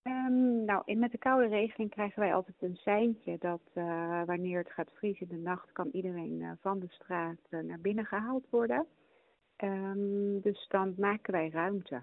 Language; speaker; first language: Dutch; native; Dutch